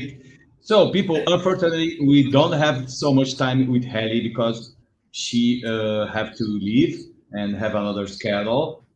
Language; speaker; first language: English; non-native, learner; Portuguese